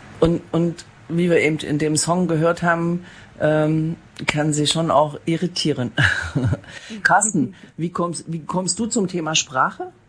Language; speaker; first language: German; native; German